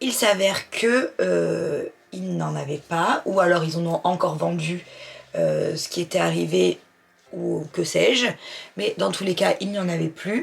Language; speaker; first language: French; native; French